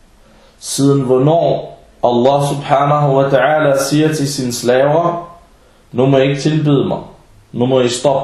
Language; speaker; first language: Danish; early bilingual, other home language; Arabic